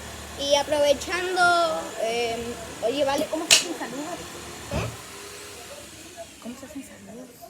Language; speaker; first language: Spanish; native; Spanish